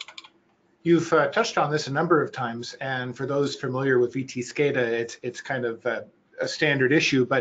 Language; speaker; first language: English; native; English